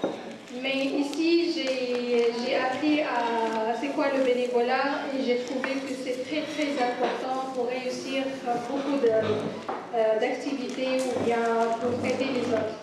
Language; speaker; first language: French; non-native, fluent; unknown